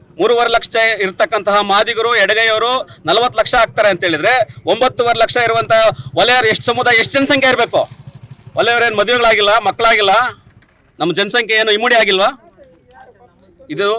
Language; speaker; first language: Kannada; native; Kannada